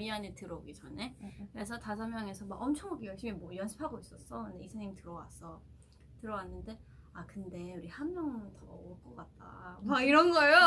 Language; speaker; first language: Korean; non-native, fluent; Thai